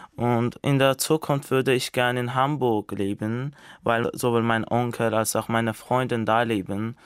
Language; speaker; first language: German; non-native, fluent; Azerbaijani